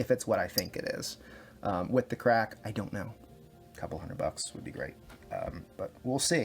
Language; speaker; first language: English; native; English